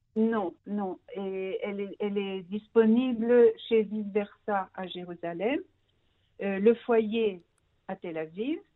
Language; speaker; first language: French; native; French